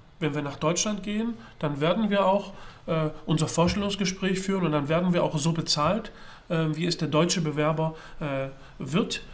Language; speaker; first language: German; early bilingual, other home language; Greek